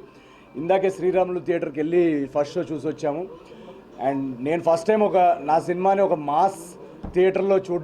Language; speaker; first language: Telugu; native; Telugu